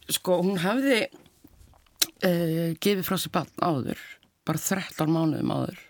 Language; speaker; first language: Icelandic; native; Icelandic